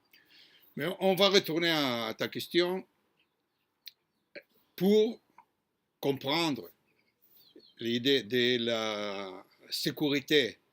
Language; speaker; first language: French; non-native, fluent; Hebrew